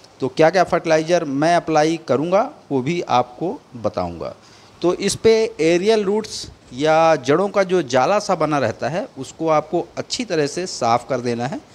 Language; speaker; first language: Hindi; native; Hindi